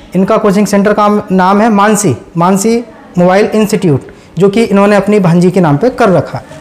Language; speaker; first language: Hindi; native; Hindi